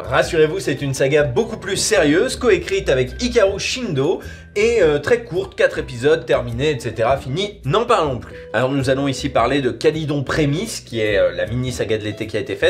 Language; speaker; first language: French; native; French